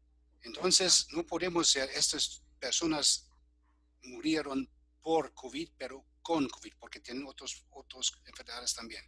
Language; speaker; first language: Spanish; non-native, fluent; German